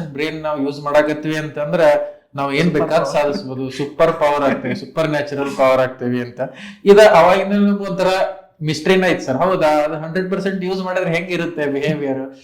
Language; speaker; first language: Kannada; native; Kannada